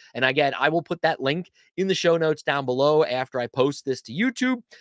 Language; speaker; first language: English; native; English